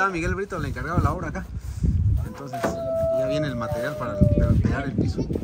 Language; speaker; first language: Spanish; native; Spanish